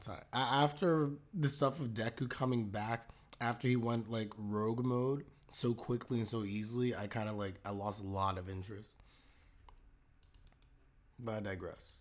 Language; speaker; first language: English; native; English